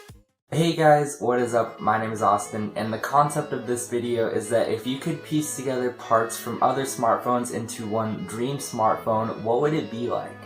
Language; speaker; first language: English; native; English